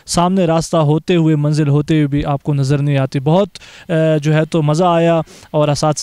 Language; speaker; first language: Urdu; non-native, local second language; Pashto